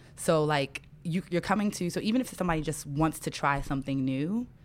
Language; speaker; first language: English; native; English